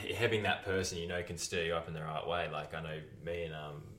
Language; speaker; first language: English; native; English